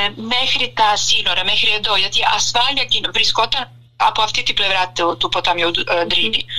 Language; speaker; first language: Greek; non-native, fluent; Serbian